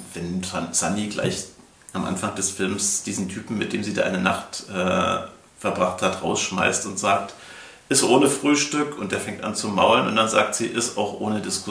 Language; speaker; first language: German; native; German